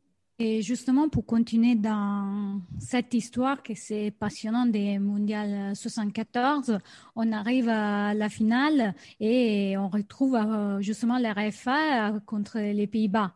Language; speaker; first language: French; non-native, fluent; Italian